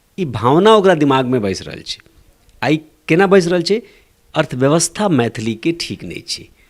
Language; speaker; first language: Maithili; non-native, local second language; Bhojpuri